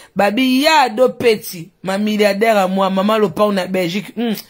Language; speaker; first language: French; non-native, local second language; Lingala